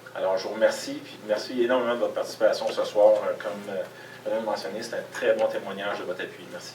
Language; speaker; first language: French; native; French